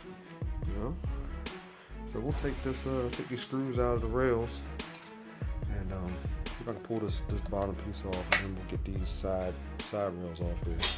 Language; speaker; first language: English; native; English